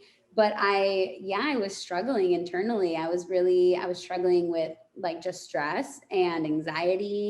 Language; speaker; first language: English; native; English